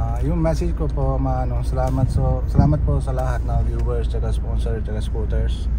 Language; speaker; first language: Filipino; non-native, learner; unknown